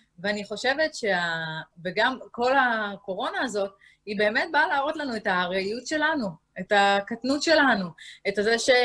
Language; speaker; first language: Hebrew; native; Hebrew